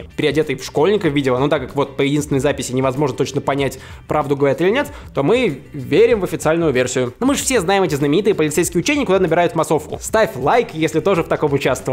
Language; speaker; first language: Russian; native; Russian